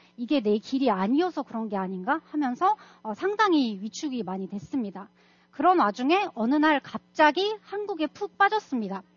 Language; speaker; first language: Korean; non-native, fluent; Russian